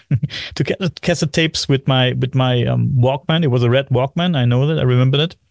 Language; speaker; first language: English; non-native, fluent; German